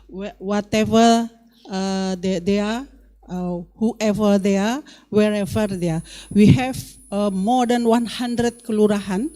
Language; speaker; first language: English; non-native, learner; Indonesian